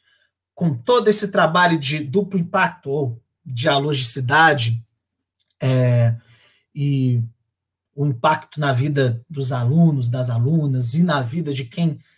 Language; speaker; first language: Portuguese; native; Portuguese